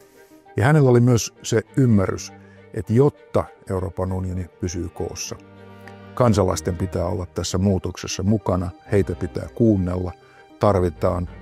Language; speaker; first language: Finnish; native; Finnish